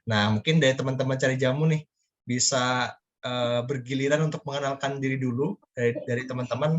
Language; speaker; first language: Indonesian; native; Indonesian